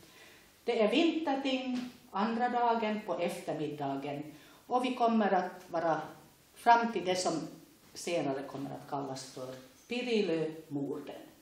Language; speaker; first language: Swedish; native; Swedish